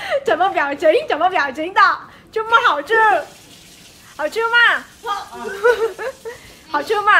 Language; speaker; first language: Chinese; non-native, fluent; Vietnamese